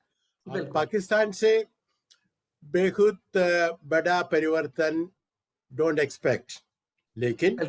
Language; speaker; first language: Hindi; non-native, local second language; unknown